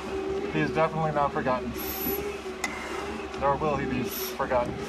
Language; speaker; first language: English; native; English